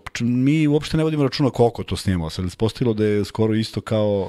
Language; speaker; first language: Serbian; native; Serbian